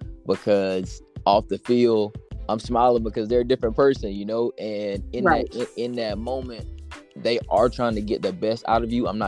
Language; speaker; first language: English; native; English